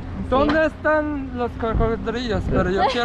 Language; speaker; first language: Spanish; non-native, learner; Turkish